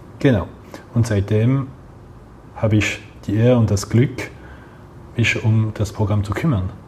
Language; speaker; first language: German; non-native, local second language; French